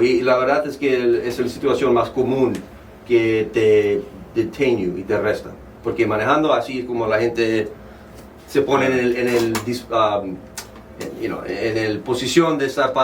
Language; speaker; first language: Spanish; early bilingual, heritage; Spanish